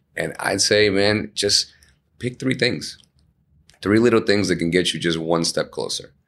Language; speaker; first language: English; early bilingual, other home language; Spanish